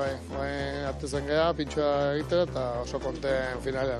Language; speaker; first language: Basque; non-native, local second language; Spanish